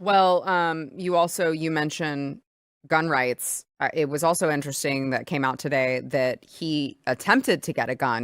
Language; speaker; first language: English; native; English